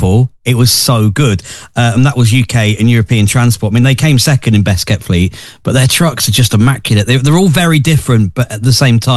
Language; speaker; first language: English; native; English